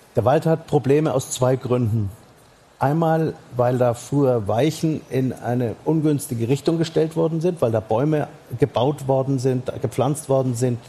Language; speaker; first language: German; native; German